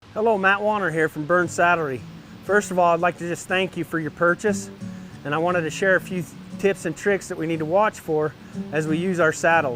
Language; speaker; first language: English; native; English